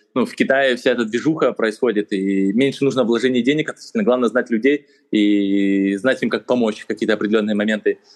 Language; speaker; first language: Russian; native; Russian